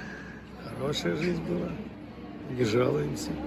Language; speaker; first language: Russian; native; Russian